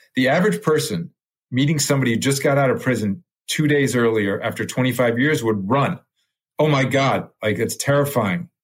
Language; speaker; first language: English; early bilingual, other home language; French